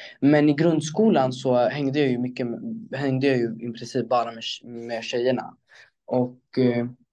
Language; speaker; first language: Swedish; early bilingual, other home language; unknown